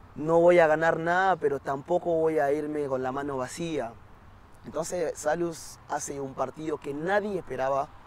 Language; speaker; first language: Spanish; non-native, fluent; French